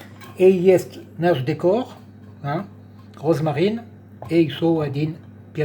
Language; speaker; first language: Russian; non-native, learner; French